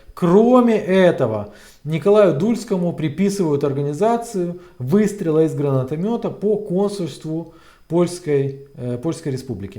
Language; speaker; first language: Russian; native; Russian